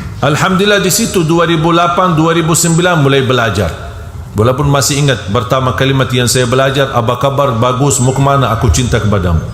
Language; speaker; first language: Malay; non-native, fluent; Arabic